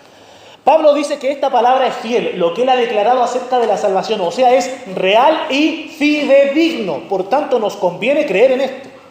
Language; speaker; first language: Spanish; native; Spanish